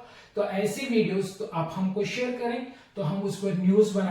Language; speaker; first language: Hindi; native; Hindi